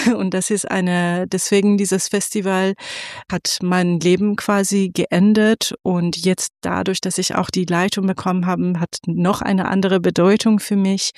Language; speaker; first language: German; non-native, fluent; Persian